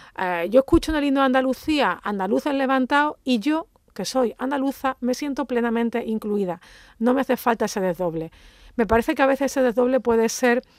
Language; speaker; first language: Spanish; native; Spanish